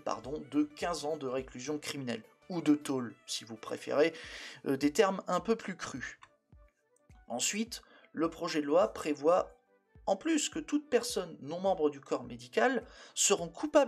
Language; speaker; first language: French; native; French